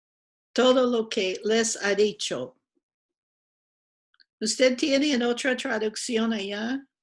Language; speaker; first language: Spanish; non-native, fluent; English